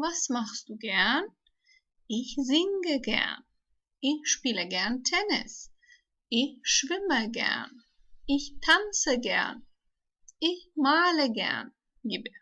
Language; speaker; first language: German; non-native, fluent; Turkish